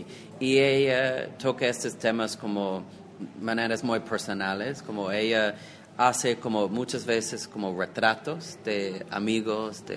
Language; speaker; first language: Spanish; non-native, fluent; English